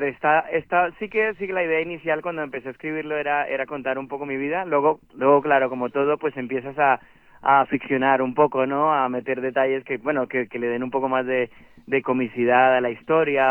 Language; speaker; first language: Spanish; native; Spanish